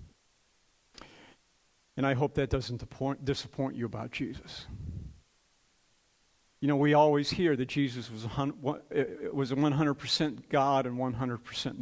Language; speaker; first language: English; native; English